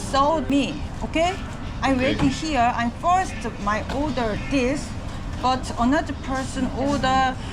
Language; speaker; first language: English; non-native, learner; Korean